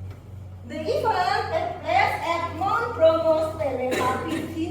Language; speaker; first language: English; non-native, fluent; Indonesian